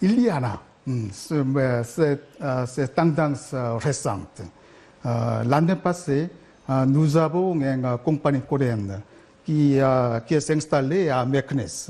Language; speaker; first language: French; non-native, learner; Korean